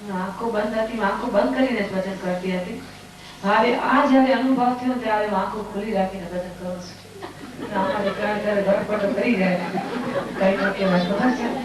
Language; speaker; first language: Gujarati; non-native, local second language; Kachhi